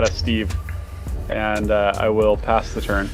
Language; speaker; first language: English; native; English